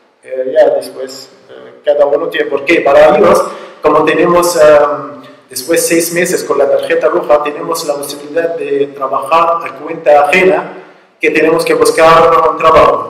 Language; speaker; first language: Spanish; non-native, learner; Arabic